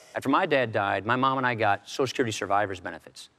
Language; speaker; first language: English; native; English